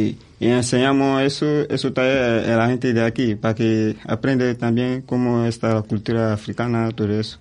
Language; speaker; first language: Spanish; non-native, fluent; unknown